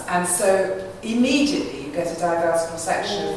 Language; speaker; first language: English; native; English